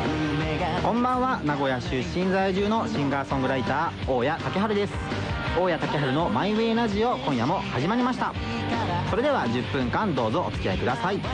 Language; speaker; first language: Japanese; native; Japanese